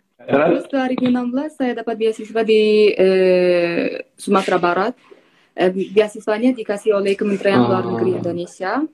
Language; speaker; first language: Indonesian; non-native, fluent; Azerbaijani